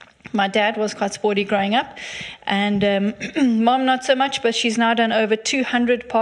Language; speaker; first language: English; native; English